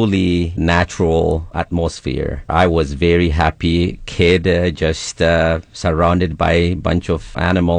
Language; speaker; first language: English; non-native, fluent; Sidamo